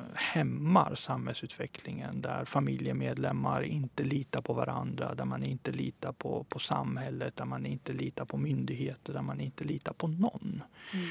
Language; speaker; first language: Swedish; early bilingual, other home language; Persian